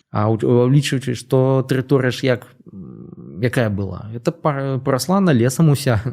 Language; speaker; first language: Belarusian; non-native, local second language; Russian